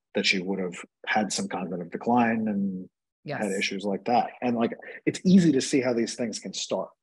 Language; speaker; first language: English; native; English